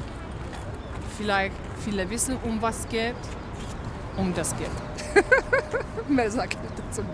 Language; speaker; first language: German; non-native, learner; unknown